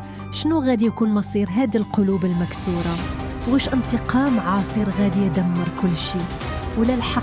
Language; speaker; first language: Arabic; native; Arabic